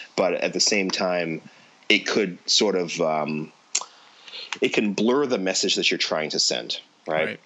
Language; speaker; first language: English; native; English